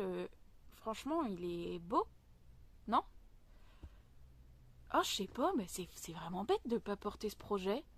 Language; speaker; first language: French; native; French